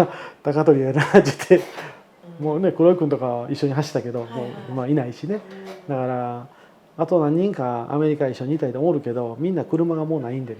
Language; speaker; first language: Japanese; native; Japanese